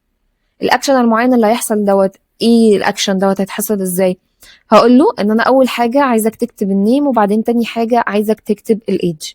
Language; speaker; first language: Arabic; native; Arabic